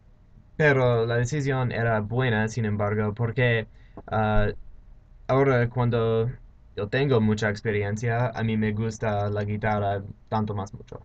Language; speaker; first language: Spanish; non-native, learner; English